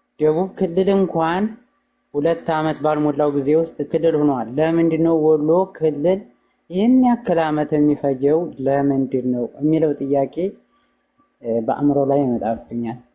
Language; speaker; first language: Amharic; native; Amharic